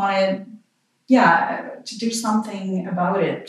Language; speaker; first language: English; non-native, fluent; French